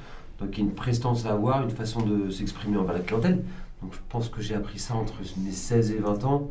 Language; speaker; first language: French; native; French